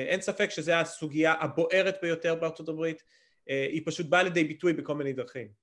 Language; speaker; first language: Hebrew; early bilingual, other home language; English